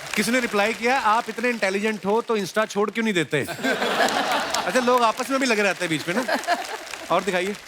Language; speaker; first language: Hindi; non-native, local second language; Punjabi